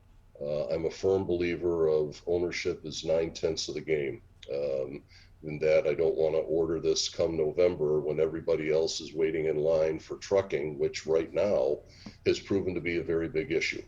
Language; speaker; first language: English; native; English